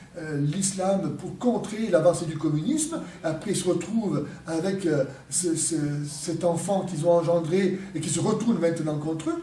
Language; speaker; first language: French; native; French